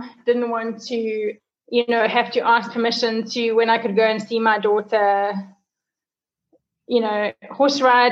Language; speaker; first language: English; native; English